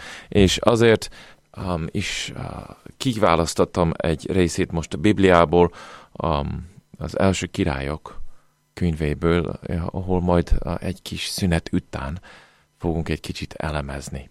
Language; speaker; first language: Hungarian; non-native, fluent; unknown